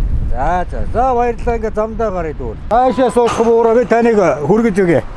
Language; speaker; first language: Mongolian; native; Mongolian